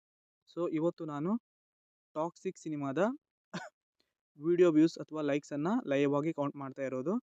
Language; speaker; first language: Kannada; native; Kannada